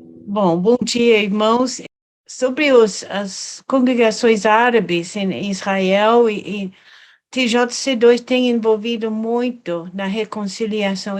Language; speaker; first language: Portuguese; non-native, fluent; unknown